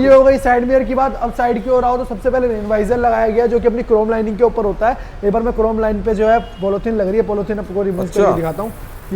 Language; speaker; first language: Hindi; native; Hindi